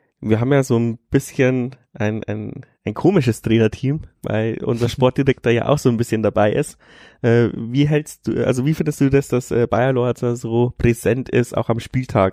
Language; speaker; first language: German; native; German